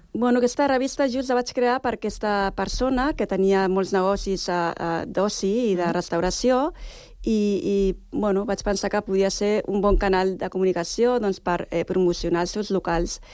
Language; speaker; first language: Catalan; native; Catalan